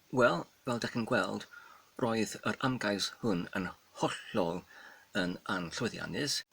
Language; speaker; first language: Welsh; non-native, learner; Polish